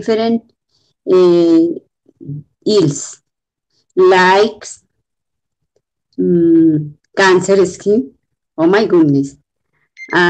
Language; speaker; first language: English; non-native, learner; Spanish